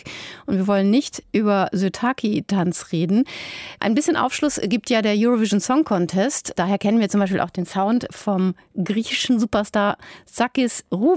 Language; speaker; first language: German; native; German